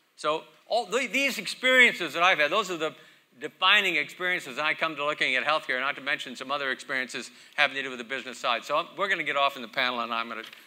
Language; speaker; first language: English; native; English